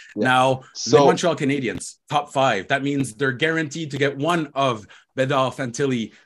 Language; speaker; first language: English; native; English